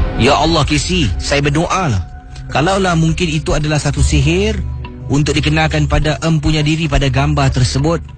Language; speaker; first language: Malay; native; Malay